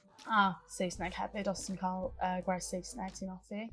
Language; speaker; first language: Welsh; non-native, learner; English